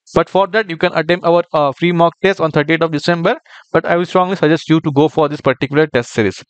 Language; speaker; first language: English; non-native, local second language; Marathi